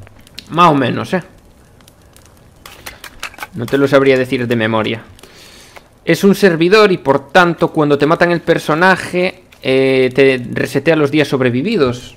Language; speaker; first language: Spanish; native; Spanish